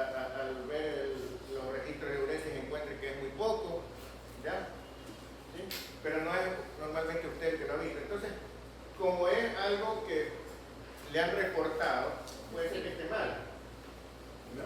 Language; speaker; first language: Spanish; native; Spanish